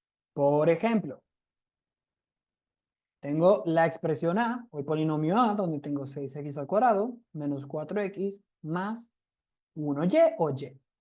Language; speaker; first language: Spanish; native; Spanish